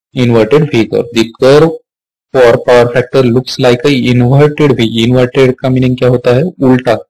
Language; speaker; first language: Hindi; non-native, local second language; Marathi